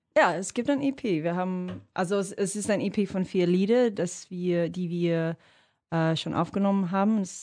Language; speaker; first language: German; non-native, fluent; English